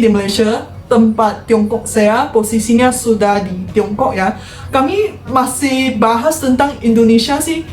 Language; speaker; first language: Indonesian; non-native, fluent; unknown